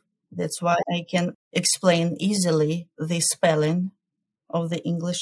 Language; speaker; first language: English; non-native, fluent; Ukrainian